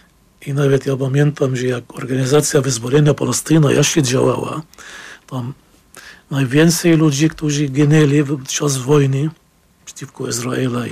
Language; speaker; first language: Polish; non-native, fluent; Arabic